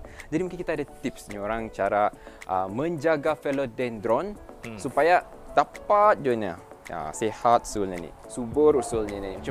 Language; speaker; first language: Malay; native; Malay